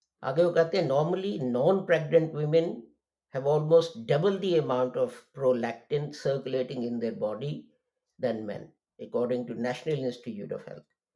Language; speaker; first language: Urdu; native; Urdu